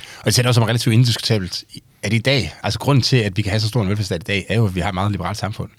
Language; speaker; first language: Danish; native; Danish